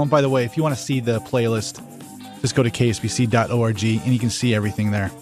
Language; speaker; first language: English; native; English